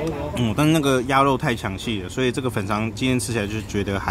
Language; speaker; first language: Chinese; native; Chinese